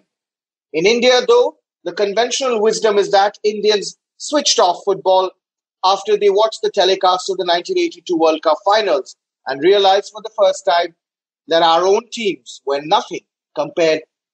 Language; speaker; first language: English; non-native, local second language; Bangla